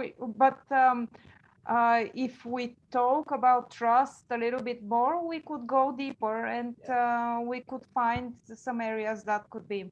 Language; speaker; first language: English; non-native, fluent; Bulgarian